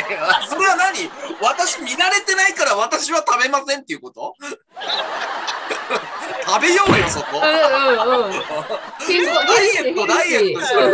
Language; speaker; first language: Japanese; native; Japanese